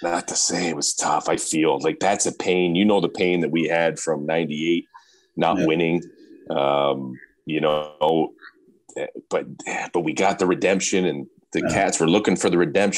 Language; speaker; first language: English; native; English